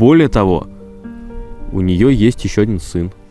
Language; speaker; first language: Russian; native; Russian